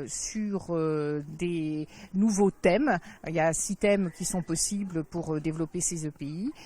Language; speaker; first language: French; native; French